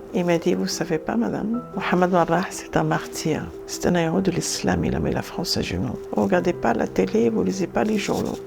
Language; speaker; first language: French; non-native, local second language; Arabic